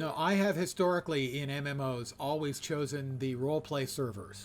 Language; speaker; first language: English; native; English